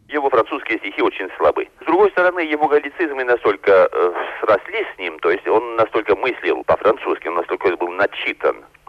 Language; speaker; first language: Russian; non-native, fluent; French